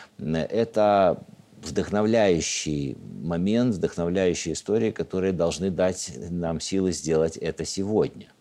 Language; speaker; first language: Russian; native; Russian